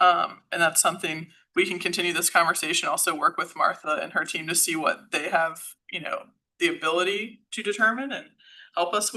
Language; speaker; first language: English; native; English